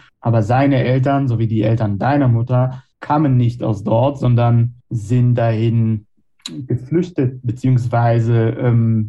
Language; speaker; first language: German; non-native, fluent; Hebrew